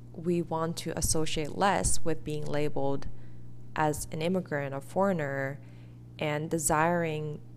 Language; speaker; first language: English; early bilingual, other home language; Chinese